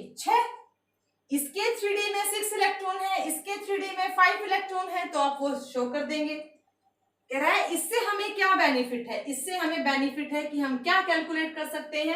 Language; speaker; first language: Hindi; native; Hindi